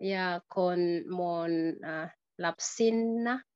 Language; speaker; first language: Finnish; non-native, learner; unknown